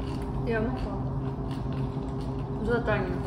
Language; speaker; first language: Korean; non-native, learner; Ukrainian